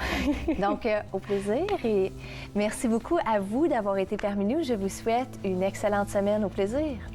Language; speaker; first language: French; native; French